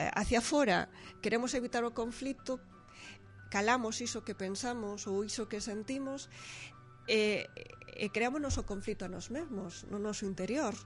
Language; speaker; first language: Galician; non-native, local second language; Spanish